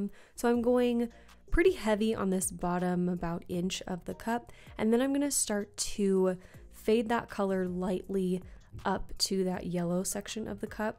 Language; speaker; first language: English; native; English